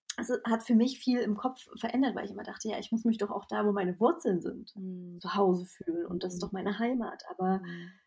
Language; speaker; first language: German; native; German